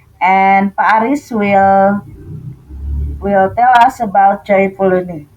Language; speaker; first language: English; non-native, fluent; Indonesian